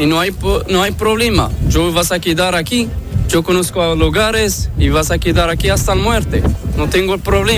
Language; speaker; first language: Spanish; non-native, learner; Arabic